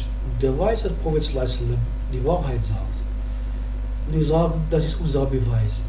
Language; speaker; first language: German; non-native, learner; Arabic